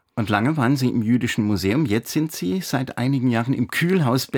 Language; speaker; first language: German; native; German